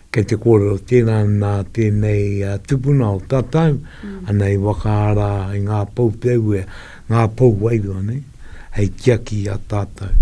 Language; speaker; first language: Māori; native; Māori